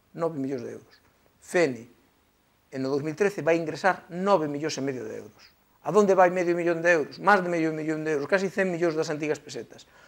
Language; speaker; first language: Galician; native; Galician